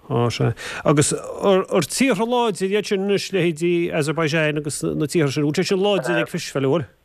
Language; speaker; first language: Irish; native; Irish